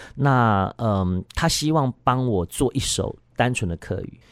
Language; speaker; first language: Chinese; non-native, local second language; Hakka Chinese